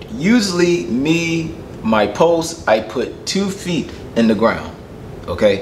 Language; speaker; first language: English; native; English